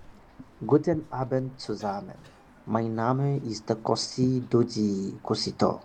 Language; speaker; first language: German; non-native, fluent; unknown